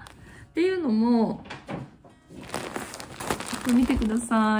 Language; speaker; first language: Japanese; native; Japanese